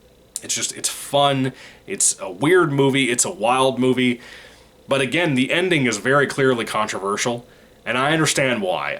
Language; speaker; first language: English; native; English